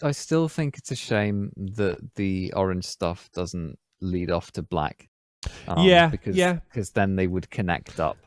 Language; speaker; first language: English; native; English